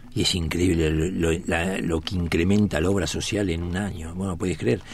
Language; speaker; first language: Spanish; native; Spanish